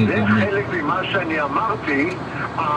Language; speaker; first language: Hebrew; non-native, fluent; Russian